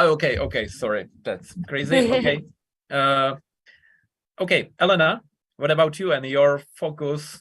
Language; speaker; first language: English; non-native, fluent; Czech